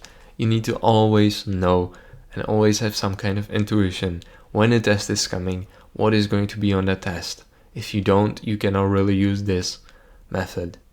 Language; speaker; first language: English; non-native, fluent; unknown